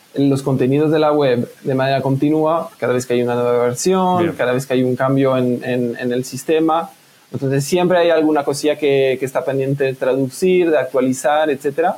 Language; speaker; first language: Spanish; non-native, fluent; French